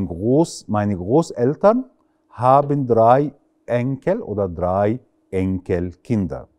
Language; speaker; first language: German; non-native, fluent; Arabic